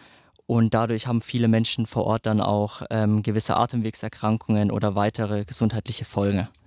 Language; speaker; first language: German; native; German